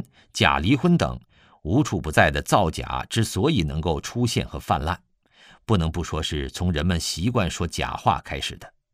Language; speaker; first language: Chinese; native; Chinese